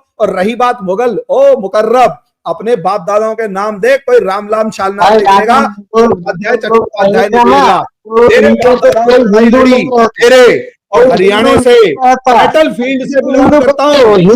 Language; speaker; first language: Hindi; native; Hindi